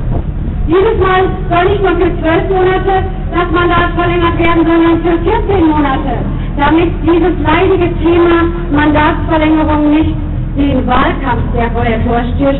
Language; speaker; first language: German; native; German